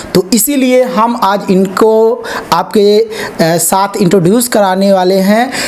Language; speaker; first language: Hindi; native; Hindi